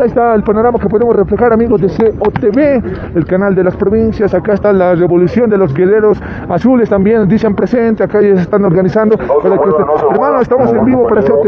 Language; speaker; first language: Spanish; native; Spanish